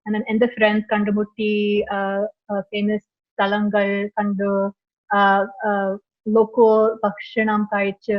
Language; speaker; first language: Malayalam; non-native, learner; English